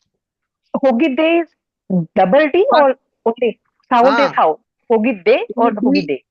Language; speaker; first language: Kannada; non-native, learner; English